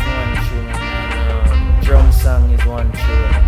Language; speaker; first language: English; non-native, fluent; Italian